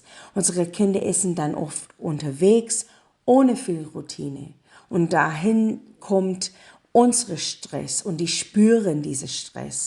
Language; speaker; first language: German; non-native, learner; English